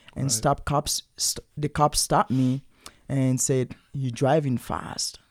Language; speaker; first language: English; non-native, fluent; Haitian Creole